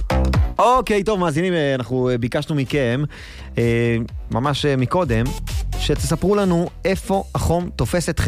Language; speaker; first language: Hebrew; native; Hebrew